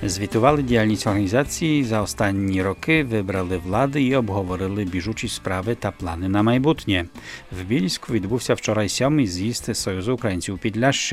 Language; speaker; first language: Ukrainian; native; Ukrainian